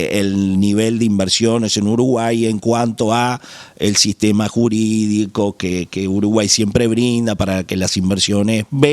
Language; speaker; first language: Spanish; native; Spanish